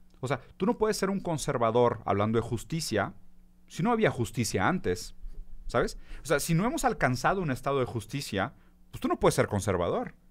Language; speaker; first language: Spanish; early bilingual, other home language; Portuguese